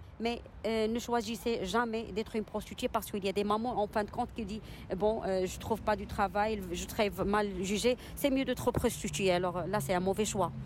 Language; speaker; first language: French; non-native, local second language; Arabic